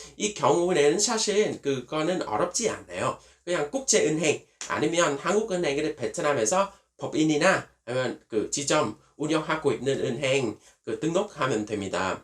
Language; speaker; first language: Korean; non-native, fluent; Vietnamese